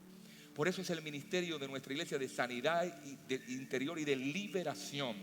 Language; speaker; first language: Spanish; native; Spanish